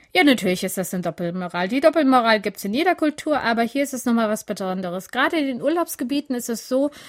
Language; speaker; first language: German; early bilingual, other home language; Albanian